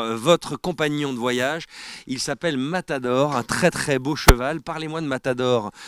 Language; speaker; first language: French; native; French